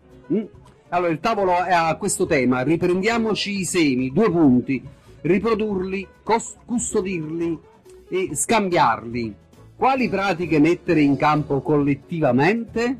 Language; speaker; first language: Italian; native; Italian